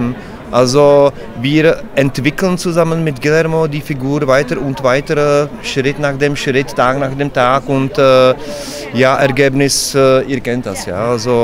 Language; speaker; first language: German; non-native, learner; Czech